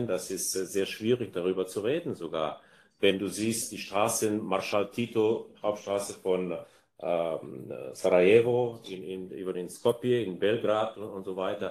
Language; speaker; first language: German; non-native, fluent; Bulgarian